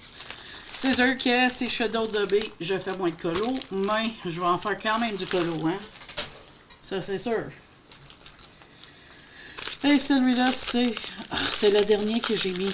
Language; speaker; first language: French; native; French